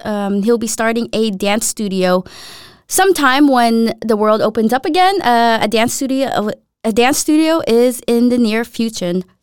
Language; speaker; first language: English; native; English